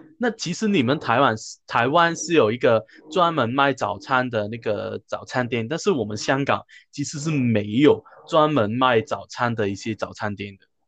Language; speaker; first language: Chinese; non-native, local second language; Cantonese